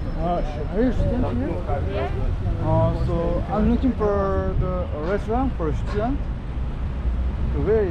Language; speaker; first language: English; non-native, learner; Korean